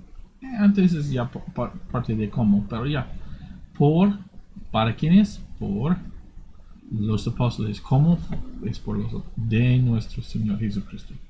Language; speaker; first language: Spanish; non-native, fluent; English